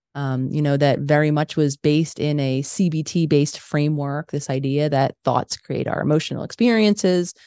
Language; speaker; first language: English; native; English